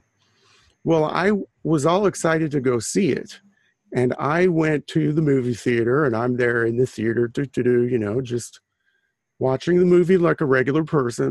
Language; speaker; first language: English; native; English